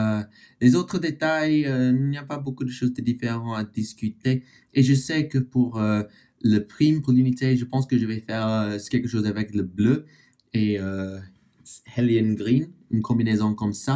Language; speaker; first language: French; non-native, fluent; English